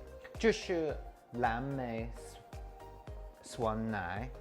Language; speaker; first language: Chinese; non-native, learner; English